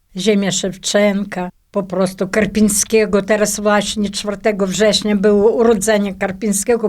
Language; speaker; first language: Polish; early bilingual, heritage; Polish